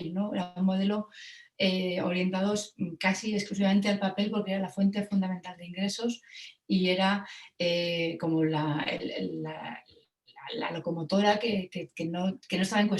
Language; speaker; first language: Spanish; native; Spanish